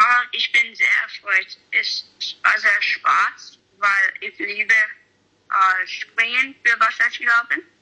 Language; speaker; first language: German; non-native, learner; English